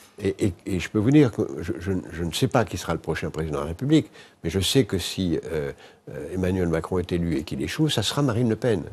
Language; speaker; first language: French; native; French